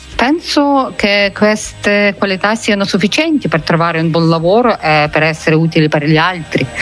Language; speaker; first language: Italian; non-native, fluent; Ukrainian